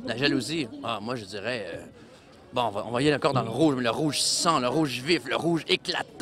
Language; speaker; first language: French; native; French